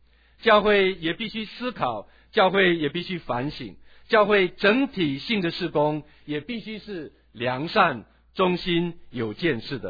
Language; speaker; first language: Chinese; native; Chinese